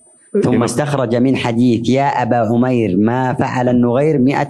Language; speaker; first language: Arabic; native; Arabic